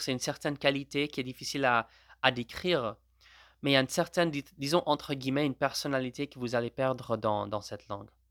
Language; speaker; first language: French; non-native, fluent; Gujarati